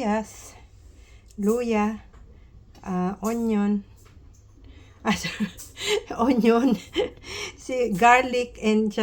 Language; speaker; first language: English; non-native, local second language; Filipino